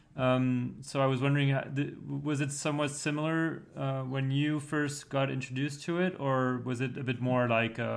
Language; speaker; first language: English; non-native, fluent; French